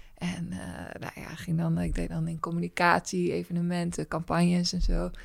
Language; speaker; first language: Dutch; native; Dutch